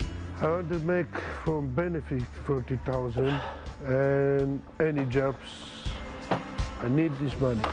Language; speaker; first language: English; non-native, learner; Romanian